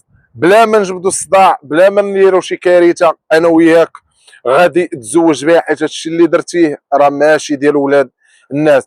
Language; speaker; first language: Arabic; native; Arabic